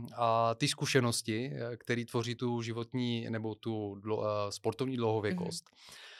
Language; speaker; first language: Czech; non-native, fluent; Bulgarian